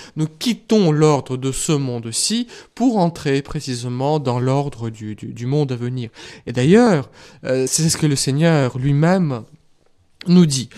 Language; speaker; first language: French; non-native, fluent; Russian